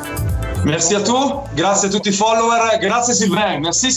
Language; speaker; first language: French; non-native, fluent; Italian